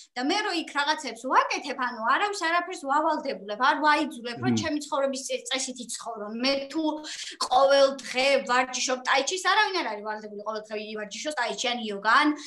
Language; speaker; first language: Georgian; native; Georgian